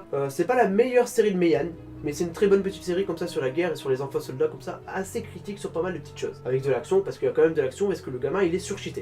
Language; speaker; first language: French; native; French